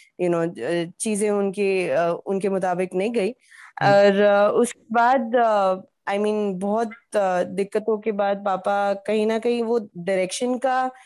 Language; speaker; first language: Hindi; native; Hindi